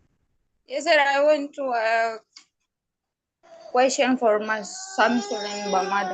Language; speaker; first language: English; non-native, learner; Indonesian